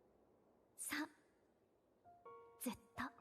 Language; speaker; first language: Japanese; native; Japanese